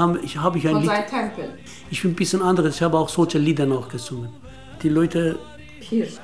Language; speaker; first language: German; non-native, learner; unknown